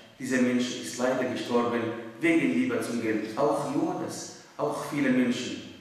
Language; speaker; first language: German; non-native, fluent; Arabic